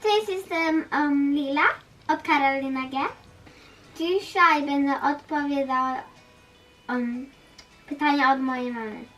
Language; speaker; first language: Polish; early bilingual, heritage; Polish